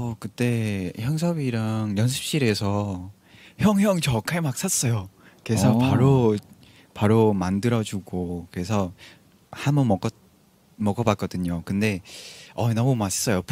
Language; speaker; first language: Korean; non-native, fluent; Vietnamese